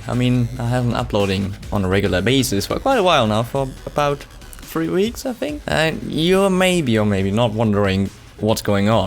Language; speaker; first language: English; non-native, fluent; German